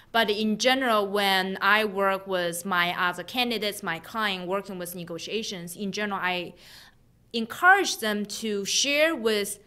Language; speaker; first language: English; non-native, fluent; Chinese